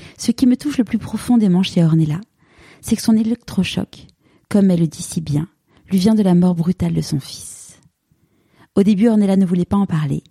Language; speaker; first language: French; native; French